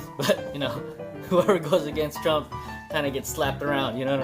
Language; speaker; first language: English; native; English